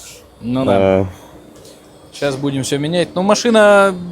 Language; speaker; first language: Russian; native; Russian